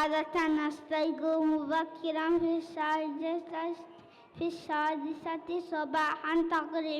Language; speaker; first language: Arabic; non-native, learner; Divehi